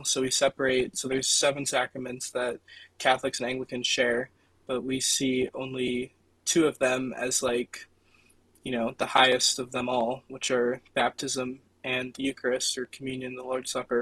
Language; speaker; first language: English; native; English